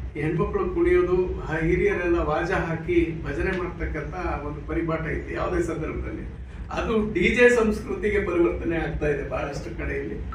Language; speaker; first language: Kannada; non-native, local second language; Lambadi